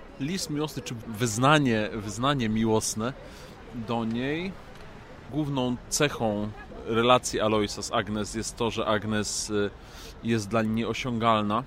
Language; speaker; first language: Polish; native; Polish